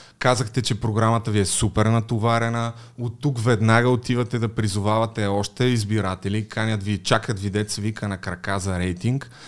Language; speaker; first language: Bulgarian; native; Bulgarian